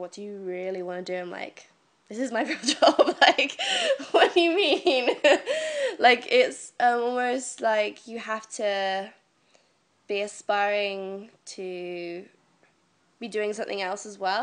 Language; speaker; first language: English; native; English